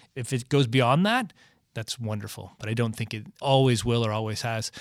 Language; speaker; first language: English; native; English